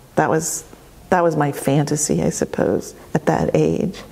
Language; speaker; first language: English; native; English